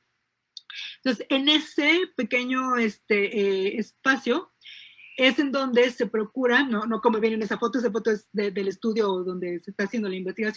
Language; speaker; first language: Spanish; native; Spanish